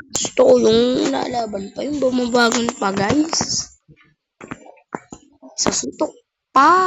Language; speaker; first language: Filipino; native; Filipino